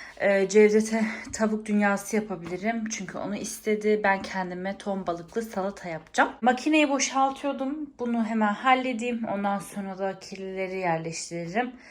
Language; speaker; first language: Turkish; early bilingual, heritage; Turkish